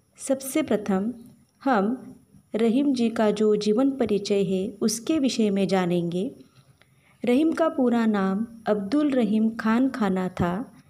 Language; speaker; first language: Hindi; non-native, local second language; Marathi